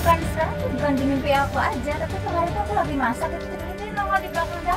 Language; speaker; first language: Indonesian; native; Indonesian